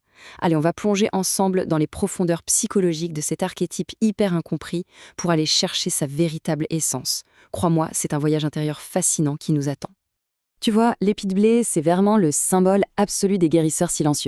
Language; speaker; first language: French; native; French